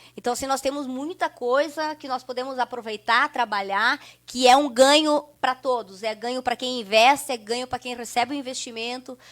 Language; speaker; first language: Portuguese; non-native, local second language; German